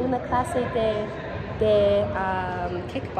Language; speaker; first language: Spanish; non-native, learner; English